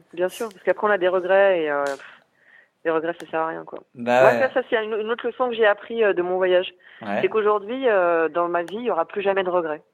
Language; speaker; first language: French; native; French